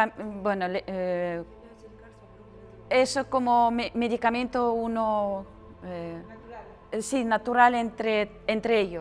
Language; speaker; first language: Spanish; non-native, learner; Russian